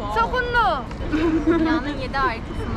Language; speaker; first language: Turkish; non-native, learner; Spanish